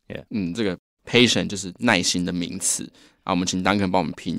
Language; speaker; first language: Chinese; native; Chinese